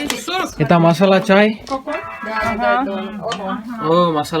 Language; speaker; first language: Russian; non-native, learner; Tamil